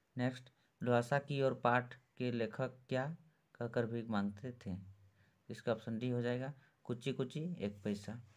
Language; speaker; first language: Hindi; native; Hindi